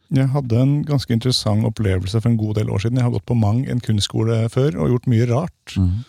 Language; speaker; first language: Norwegian; native; Norwegian